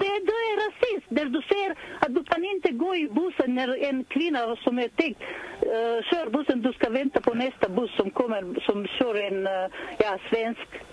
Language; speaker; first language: Swedish; non-native, fluent; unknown